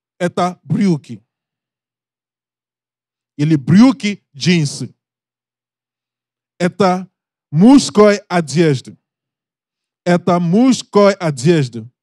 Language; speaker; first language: Russian; non-native, learner; English